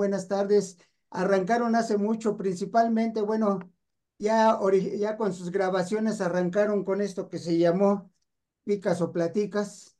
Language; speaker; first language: Spanish; native; Spanish